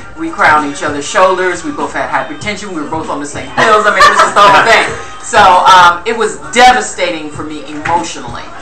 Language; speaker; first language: English; native; English